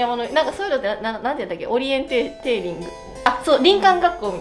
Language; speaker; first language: Japanese; native; Japanese